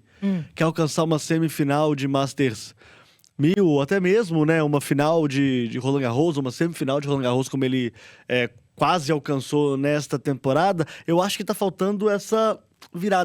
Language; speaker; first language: Portuguese; native; Portuguese